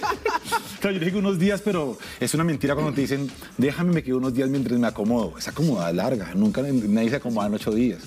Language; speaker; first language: Spanish; native; Spanish